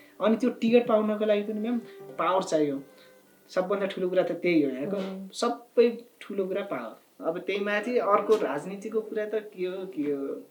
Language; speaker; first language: Nepali; native; Nepali